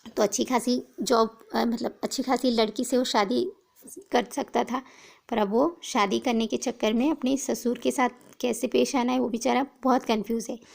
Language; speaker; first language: Hindi; non-native, local second language; Gujarati